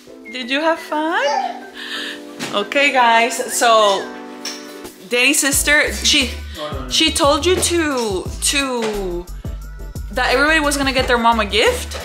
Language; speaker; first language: English; early bilingual, other home language; Spanish